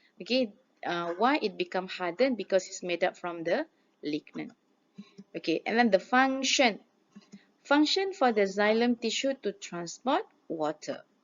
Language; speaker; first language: English; non-native, local second language; Malay